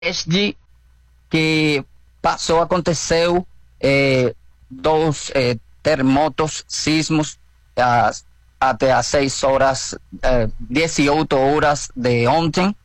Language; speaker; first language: Portuguese; non-native, learner; Spanish